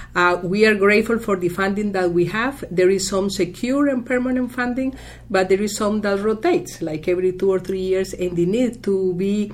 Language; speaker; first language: English; non-native, fluent; Spanish